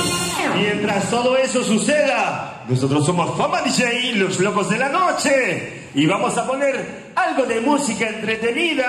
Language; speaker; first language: Spanish; native; Spanish